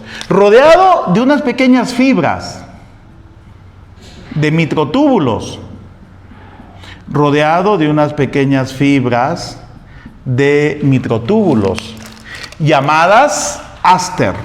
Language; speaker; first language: Spanish; native; Spanish